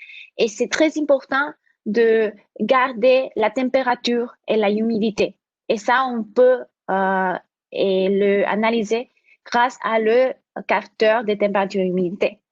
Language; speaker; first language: French; non-native, fluent; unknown